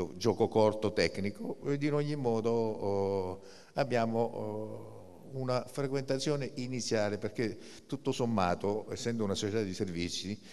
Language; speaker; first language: Italian; native; Italian